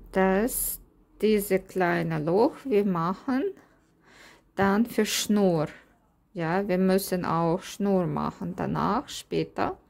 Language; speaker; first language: German; non-native, learner; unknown